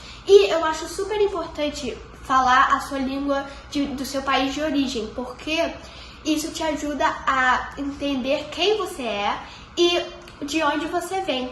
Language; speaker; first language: Portuguese; early bilingual, heritage; Portuguese